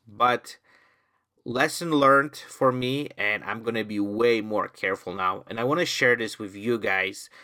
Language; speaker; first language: English; non-native, fluent; Polish